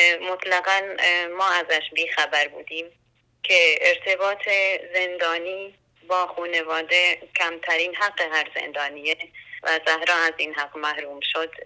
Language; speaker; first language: Persian; non-native, local second language; Central Kurdish